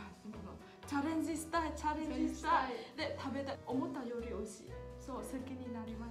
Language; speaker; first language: Japanese; non-native, learner; Vietnamese